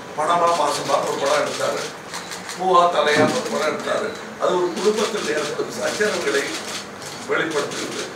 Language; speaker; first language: Tamil; native; Tamil